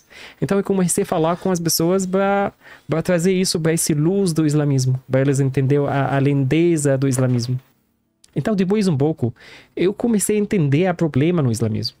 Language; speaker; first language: Portuguese; non-native, learner; Arabic